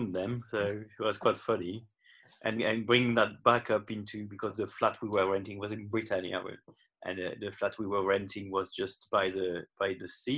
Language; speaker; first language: English; non-native, fluent; French